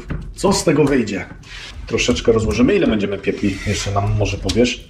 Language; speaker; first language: Polish; native; Polish